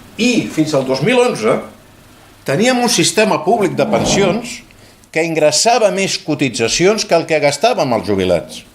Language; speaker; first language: Catalan; native; Catalan